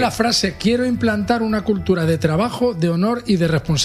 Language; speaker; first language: Spanish; native; Spanish